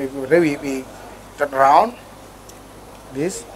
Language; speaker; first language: English; non-native, learner; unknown